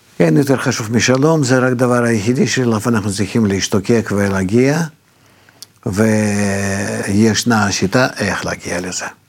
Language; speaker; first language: Hebrew; non-native, fluent; Russian